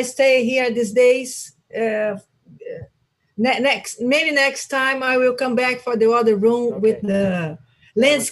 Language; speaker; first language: English; non-native, learner; Portuguese